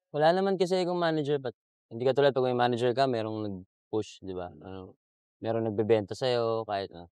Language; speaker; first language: Filipino; native; Filipino